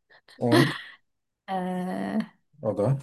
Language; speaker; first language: German; non-native, fluent; Turkish